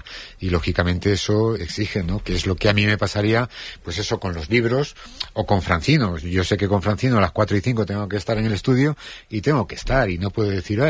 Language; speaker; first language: Spanish; native; Spanish